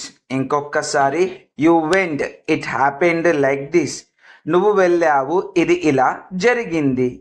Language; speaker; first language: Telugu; native; Telugu